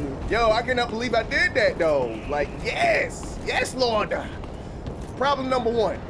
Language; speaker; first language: English; native; English